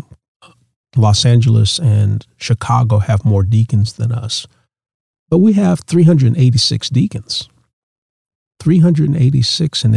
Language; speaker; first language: English; native; English